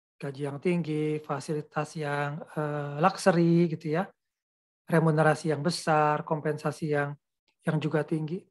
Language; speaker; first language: Indonesian; native; Indonesian